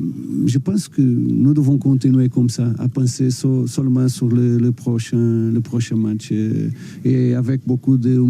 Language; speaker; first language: French; non-native, learner; Portuguese